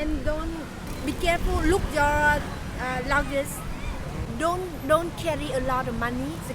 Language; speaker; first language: English; non-native, learner; Vietnamese